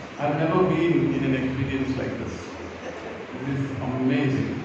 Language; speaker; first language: English; non-native, local second language; Malayalam